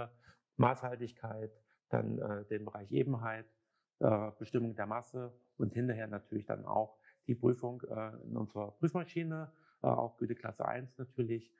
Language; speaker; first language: German; native; German